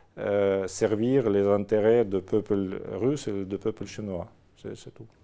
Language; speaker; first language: French; non-native, fluent; Russian